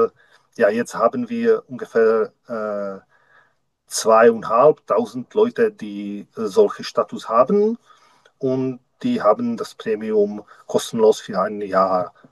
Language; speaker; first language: German; non-native, learner; Czech